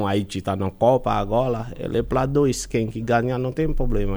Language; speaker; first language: Portuguese; non-native, learner; Haitian Creole